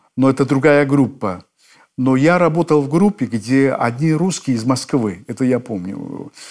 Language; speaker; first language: Russian; non-native, fluent; Spanish